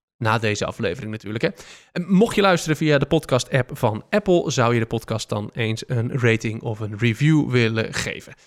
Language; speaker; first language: Dutch; native; Dutch